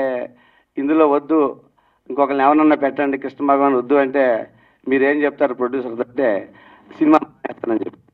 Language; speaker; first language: Telugu; native; Telugu